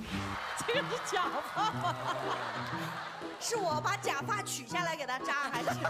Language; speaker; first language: Chinese; native; Chinese